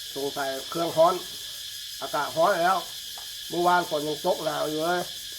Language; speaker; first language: Thai; non-native, local second language; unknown